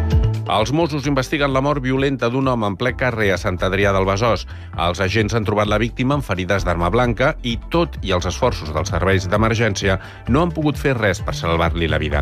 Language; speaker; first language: Catalan; native; Catalan